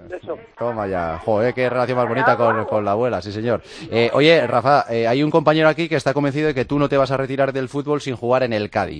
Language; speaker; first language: Spanish; native; Spanish